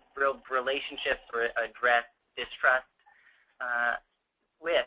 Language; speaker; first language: English; native; English